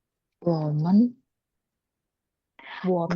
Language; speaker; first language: Chinese; non-native, learner; Indonesian